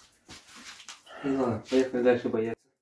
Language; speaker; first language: Russian; native; Russian